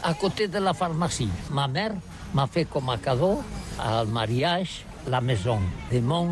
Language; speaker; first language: French; non-native, learner; Catalan